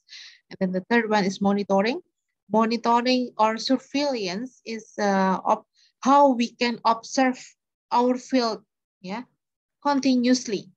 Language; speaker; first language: English; non-native, fluent; Indonesian